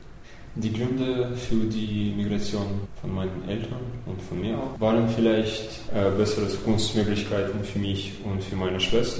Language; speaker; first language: German; early bilingual, other home language; Russian